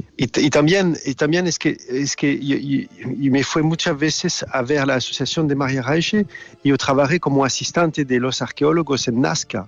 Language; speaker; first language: Spanish; non-native, learner; French